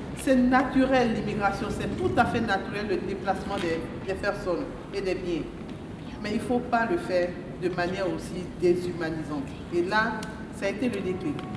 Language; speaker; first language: French; non-native, local second language; Mandingo